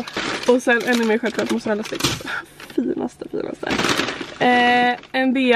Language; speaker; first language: Swedish; native; Swedish